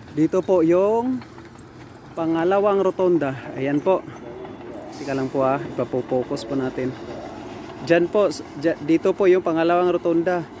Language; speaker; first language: Filipino; non-native, local second language; Cebuano